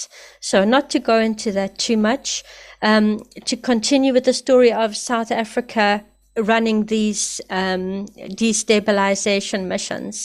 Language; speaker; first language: English; native; English